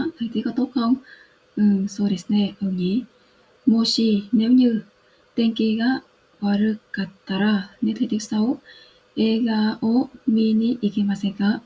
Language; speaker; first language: Japanese; non-native, learner; Vietnamese